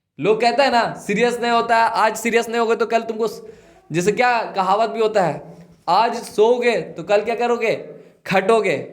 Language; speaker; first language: Hindi; native; Hindi